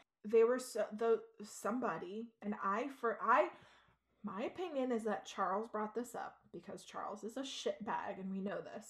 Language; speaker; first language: English; native; English